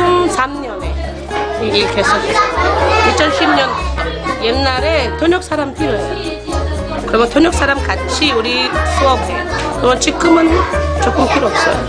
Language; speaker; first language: Korean; non-native, learner; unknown